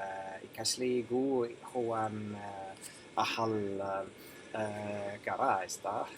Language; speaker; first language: Basque; non-native, learner; English